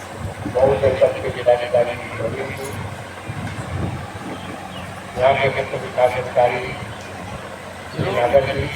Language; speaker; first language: Hindi; native; Hindi